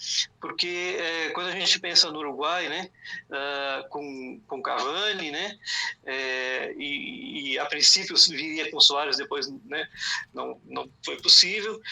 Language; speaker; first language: Portuguese; native; Portuguese